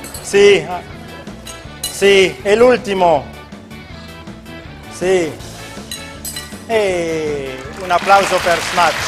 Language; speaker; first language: Italian; non-native, local second language; German